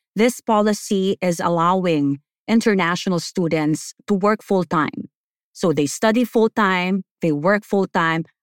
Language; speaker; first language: English; non-native, local second language; Filipino